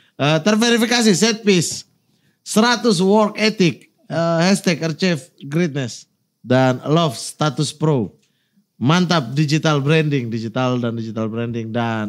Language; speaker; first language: Indonesian; native; Indonesian